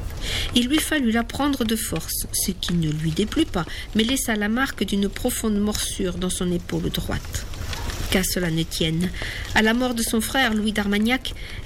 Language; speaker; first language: French; native; French